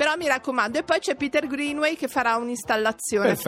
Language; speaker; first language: Italian; native; Italian